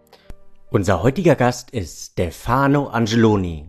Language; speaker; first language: German; native; German